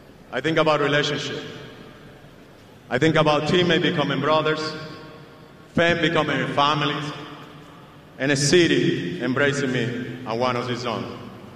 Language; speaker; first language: English; non-native, fluent; Spanish